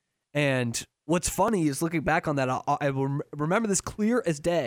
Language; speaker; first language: English; native; English